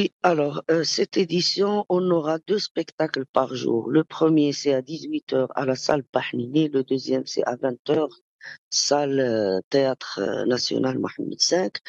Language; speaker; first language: French; non-native, local second language; Arabic